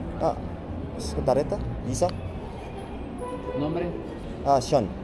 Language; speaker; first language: Spanish; non-native, learner; Korean